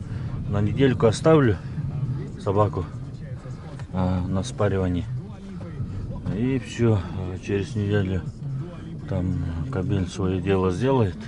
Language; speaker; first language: Russian; non-native, local second language; Yakut